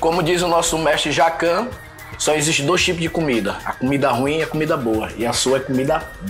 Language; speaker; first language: Portuguese; native; Portuguese